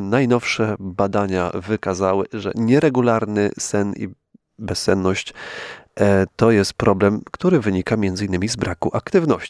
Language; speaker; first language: Polish; native; Polish